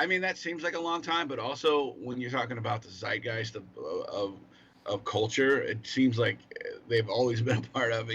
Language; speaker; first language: English; native; English